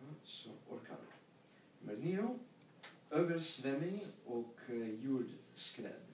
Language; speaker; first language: Swedish; non-native, learner; English